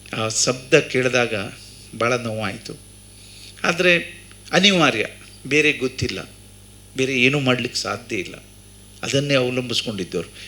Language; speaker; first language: Kannada; native; Kannada